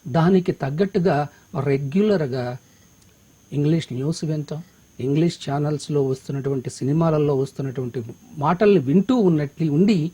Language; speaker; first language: Telugu; native; Telugu